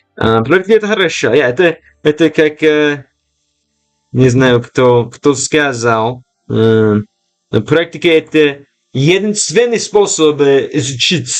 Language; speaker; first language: Russian; non-native, learner; English